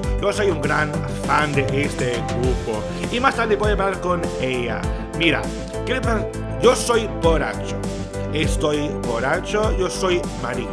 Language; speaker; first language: Spanish; non-native, learner; English